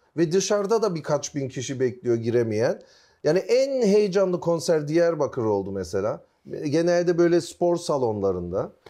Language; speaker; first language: Turkish; early bilingual, heritage; Turkish